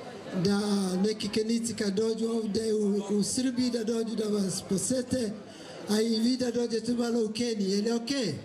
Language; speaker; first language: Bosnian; non-native, fluent; Swahili